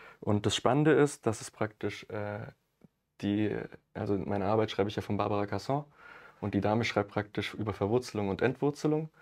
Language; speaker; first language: German; early bilingual, other home language; Italian